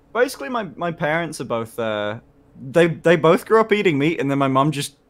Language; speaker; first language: English; native; English